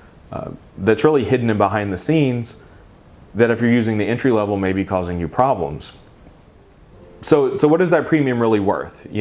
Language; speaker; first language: English; native; English